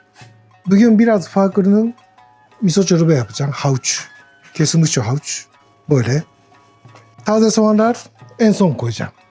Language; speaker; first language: Turkish; non-native, learner; Japanese